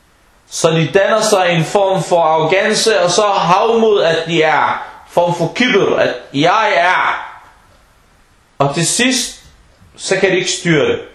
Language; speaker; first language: Danish; early bilingual, other home language; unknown